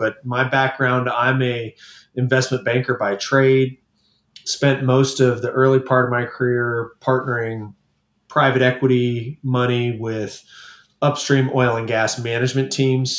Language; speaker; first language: English; native; English